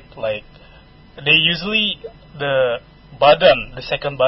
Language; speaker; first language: English; non-native, fluent; Indonesian